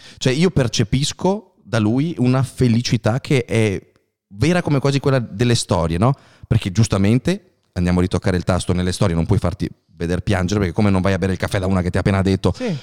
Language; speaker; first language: Italian; native; Italian